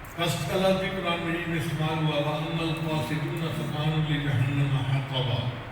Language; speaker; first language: Urdu; non-native, local second language; Punjabi